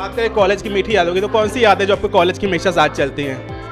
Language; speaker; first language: Hindi; non-native, local second language; Punjabi